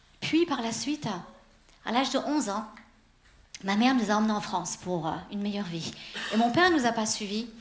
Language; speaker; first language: French; early bilingual, other home language; Persian